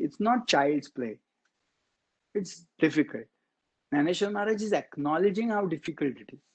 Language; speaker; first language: English; non-native, local second language; Marathi